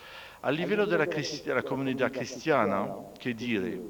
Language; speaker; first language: Italian; non-native, fluent; French